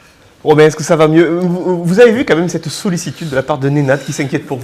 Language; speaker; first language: French; native; French